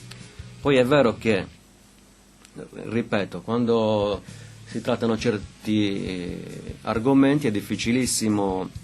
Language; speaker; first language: Italian; native; Italian